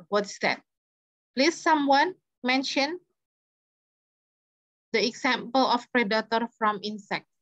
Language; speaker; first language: English; non-native, fluent; Indonesian